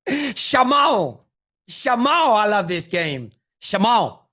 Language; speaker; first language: English; native; English